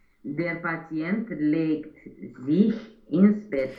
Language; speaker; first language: German; non-native, learner; Romanian